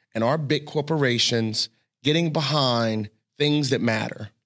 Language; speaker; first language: English; native; English